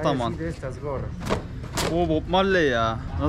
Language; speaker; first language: Turkish; native; Turkish